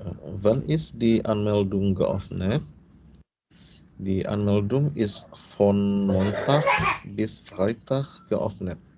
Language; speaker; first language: German; non-native, learner; Indonesian